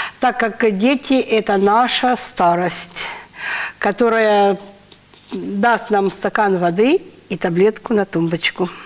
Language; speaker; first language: Russian; native; Russian